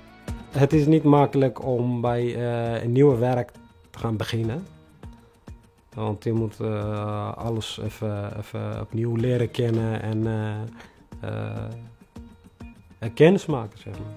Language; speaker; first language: Dutch; non-native, fluent; Tigrinya